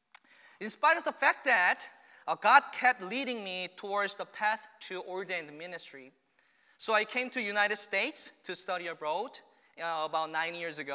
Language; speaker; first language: English; non-native, fluent; Korean